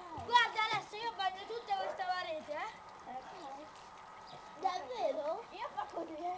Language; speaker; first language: Italian; early bilingual, other home language; Filipino